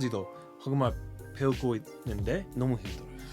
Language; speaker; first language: Korean; non-native, learner; English